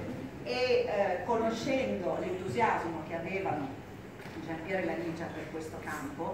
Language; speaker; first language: Italian; native; Italian